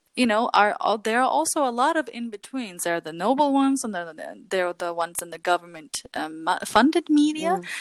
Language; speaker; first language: English; early bilingual, other home language; Kurdish